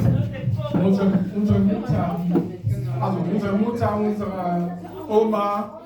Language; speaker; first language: German; non-native, learner; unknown